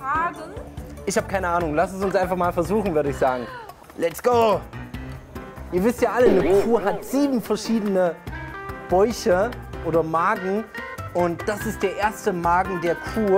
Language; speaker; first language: German; native; German